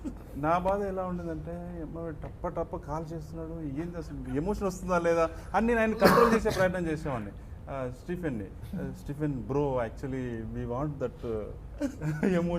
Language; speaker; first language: Telugu; native; Telugu